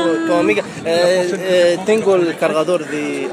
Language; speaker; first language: Spanish; non-native, learner; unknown